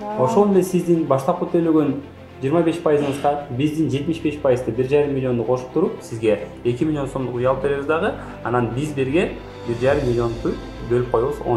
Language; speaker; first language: Kyrgyz; native; Kyrgyz